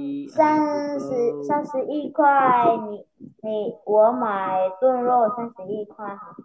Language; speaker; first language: Chinese; non-native, learner; Vietnamese